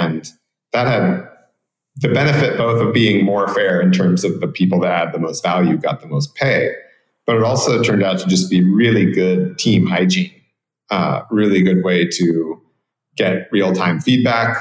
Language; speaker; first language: English; native; English